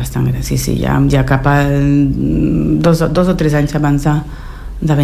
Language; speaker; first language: Catalan; early bilingual, heritage; Spanish